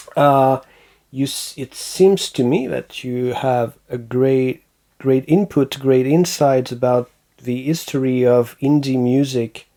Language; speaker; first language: English; non-native, fluent; French